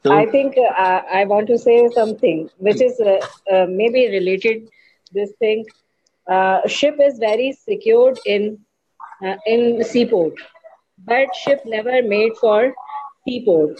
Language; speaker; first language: English; non-native, learner; Urdu